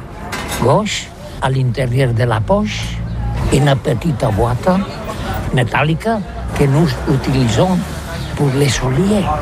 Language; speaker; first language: French; non-native, learner; Catalan